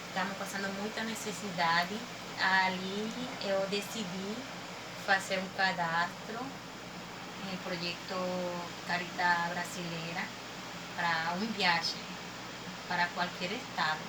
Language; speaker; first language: Portuguese; non-native, learner; Spanish